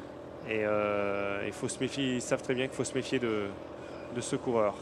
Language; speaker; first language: French; native; French